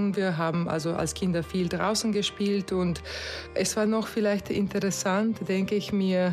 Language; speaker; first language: German; non-native, fluent; Croatian